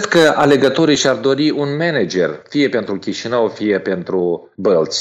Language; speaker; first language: Romanian; native; Romanian